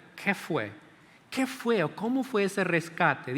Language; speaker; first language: Spanish; native; Spanish